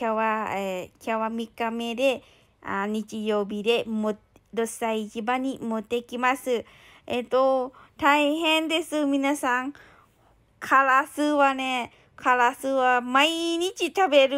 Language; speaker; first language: Japanese; non-native, learner; Thai